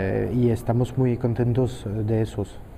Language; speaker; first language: Spanish; non-native, fluent; French